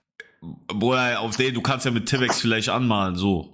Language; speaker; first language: German; native; German